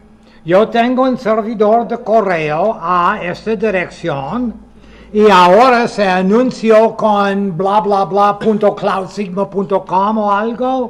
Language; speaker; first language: Spanish; non-native, fluent; English